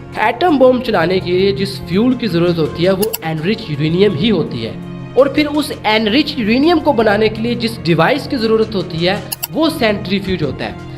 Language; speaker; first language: Urdu; non-native, local second language; Sindhi